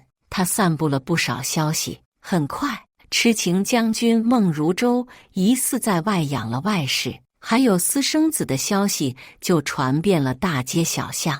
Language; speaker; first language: Chinese; native; Chinese